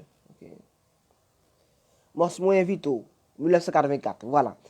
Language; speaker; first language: French; non-native, learner; Haitian Creole